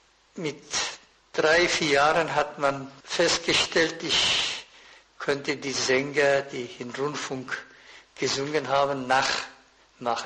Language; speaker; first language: German; non-native, fluent; Persian